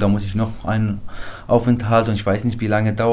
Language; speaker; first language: German; non-native, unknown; Arabic